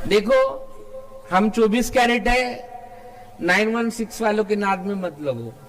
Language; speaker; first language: Hindi; non-native, local second language; Marathi